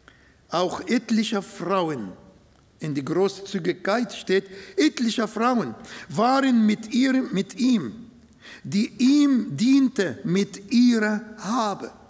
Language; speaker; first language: German; non-native, fluent; Arabic